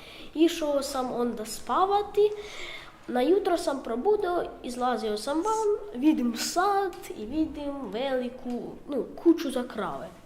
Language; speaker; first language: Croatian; non-native, learner; Ukrainian